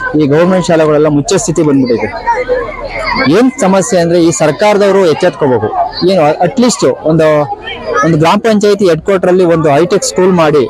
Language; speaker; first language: Kannada; native; Kannada